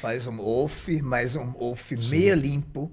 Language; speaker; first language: Portuguese; non-native, fluent; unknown